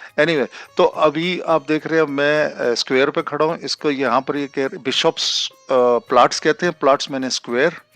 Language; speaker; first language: Hindi; non-native, local second language; Punjabi